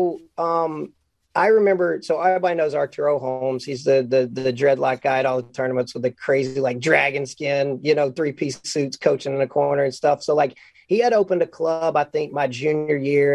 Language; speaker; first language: English; native; English